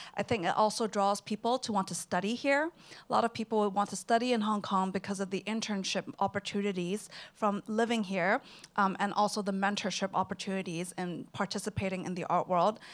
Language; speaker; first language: English; non-native, local second language; Cantonese